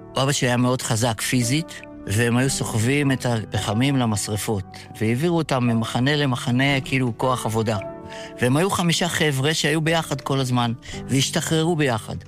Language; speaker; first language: Hebrew; early bilingual, other home language; Yiddish